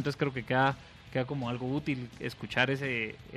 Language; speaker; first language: Spanish; native; Spanish